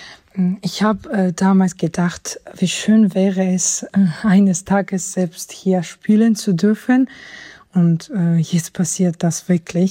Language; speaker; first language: German; non-native, fluent; Georgian